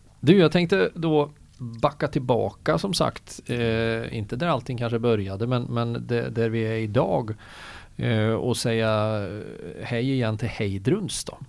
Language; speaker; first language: Swedish; native; Swedish